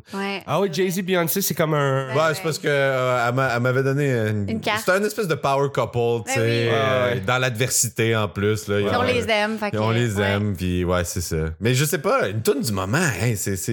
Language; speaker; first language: French; native; French